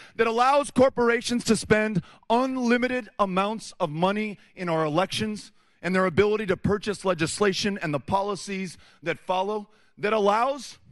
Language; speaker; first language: English; native; English